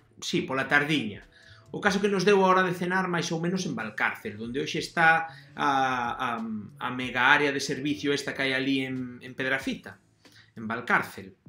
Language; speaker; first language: Galician; non-native, local second language; Spanish